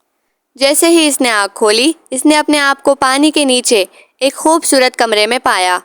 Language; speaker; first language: Urdu; native; Urdu